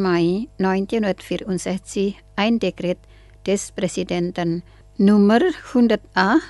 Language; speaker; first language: German; non-native, fluent; Indonesian